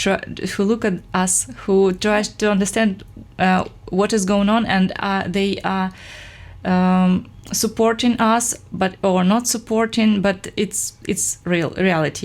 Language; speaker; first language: English; non-native, fluent; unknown